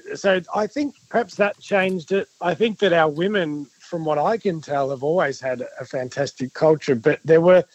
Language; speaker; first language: English; native; English